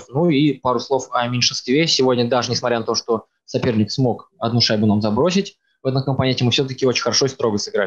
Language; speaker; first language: Russian; native; Russian